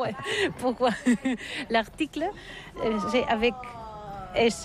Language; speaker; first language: French; non-native, learner; Catalan